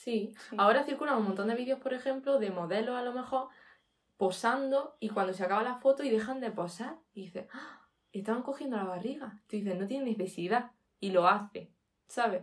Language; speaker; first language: Spanish; native; Spanish